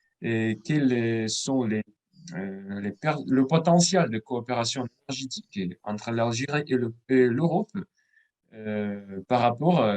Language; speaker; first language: French; non-native, fluent; Russian